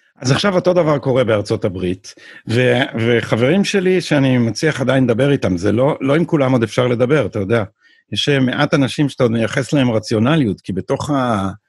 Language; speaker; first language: Hebrew; native; Hebrew